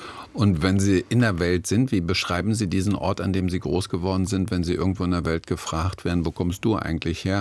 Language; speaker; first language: German; native; German